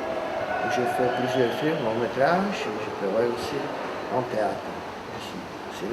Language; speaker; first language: French; non-native, fluent; Czech